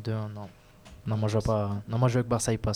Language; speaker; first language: French; native; French